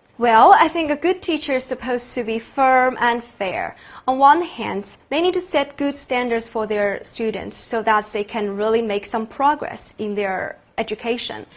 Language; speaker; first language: English; non-native, fluent; Chinese